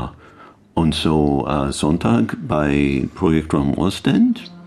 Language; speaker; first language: German; non-native, learner; English